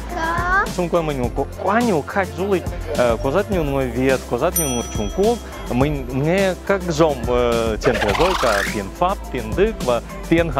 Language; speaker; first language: Vietnamese; non-native, learner; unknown